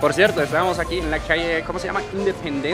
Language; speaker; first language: Spanish; non-native, fluent; German